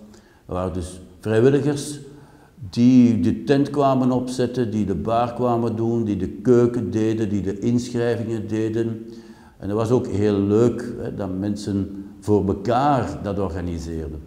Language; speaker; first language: Dutch; native; Dutch